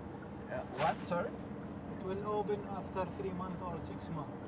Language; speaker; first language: English; non-native, fluent; Arabic